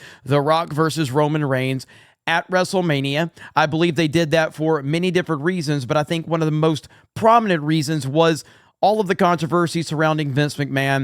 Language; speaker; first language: English; native; English